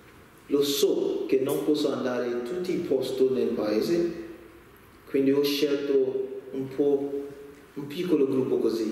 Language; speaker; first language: Italian; non-native, learner; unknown